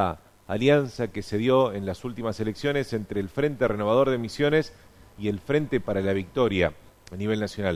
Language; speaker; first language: Spanish; native; Spanish